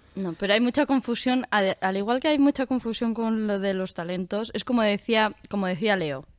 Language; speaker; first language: Spanish; native; Spanish